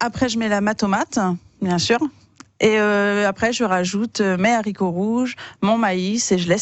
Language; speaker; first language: French; native; French